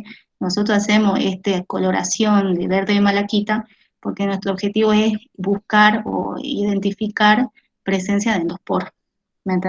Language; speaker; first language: Spanish; native; Spanish